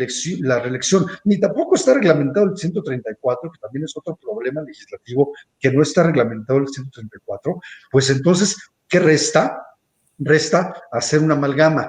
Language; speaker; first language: Spanish; native; Spanish